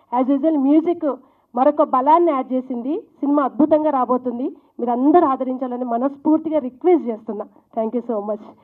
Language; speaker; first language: Telugu; native; Telugu